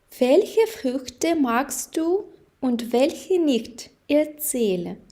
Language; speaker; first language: German; non-native, fluent; Ukrainian